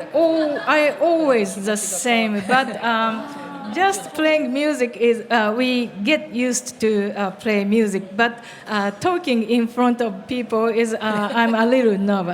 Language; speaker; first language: English; non-native, learner; Japanese